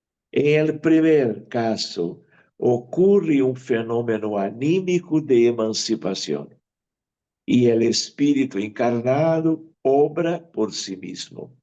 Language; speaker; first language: Spanish; non-native, fluent; Portuguese